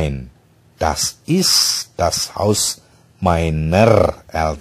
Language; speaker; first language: German; non-native, fluent; Indonesian